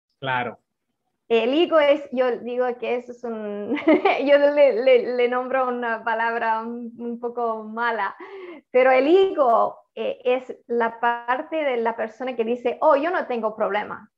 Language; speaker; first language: Spanish; non-native, fluent; Italian